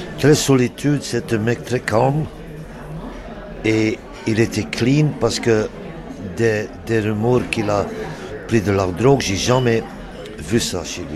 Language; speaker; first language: French; non-native, local second language; Dutch